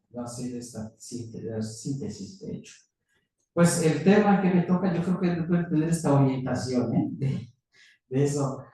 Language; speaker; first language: Spanish; non-native, fluent; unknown